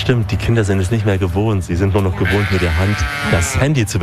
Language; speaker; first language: German; native; German